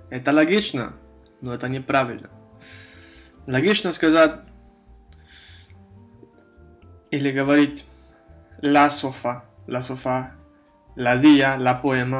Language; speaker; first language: Russian; non-native, fluent; Spanish